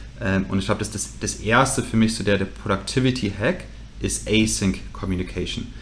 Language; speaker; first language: German; native; German